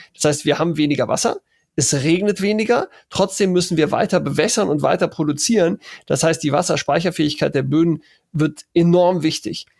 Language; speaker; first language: German; native; German